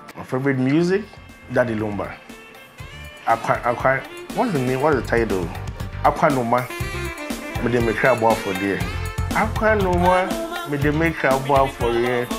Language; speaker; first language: English; non-native, local second language; Akan